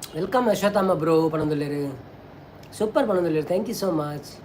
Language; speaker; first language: Kannada; non-native, local second language; Tulu